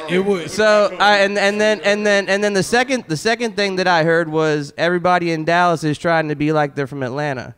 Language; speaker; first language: English; native; English